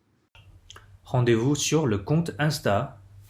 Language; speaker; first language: French; non-native, fluent; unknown